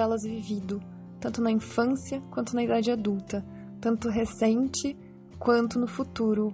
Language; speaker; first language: Portuguese; native; Portuguese